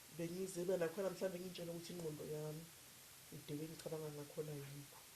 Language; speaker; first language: Zulu; native; Zulu